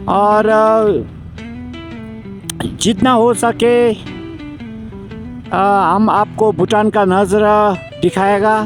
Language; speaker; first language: Hindi; non-native, fluent; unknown